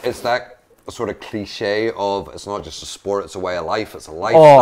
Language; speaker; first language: English; native; English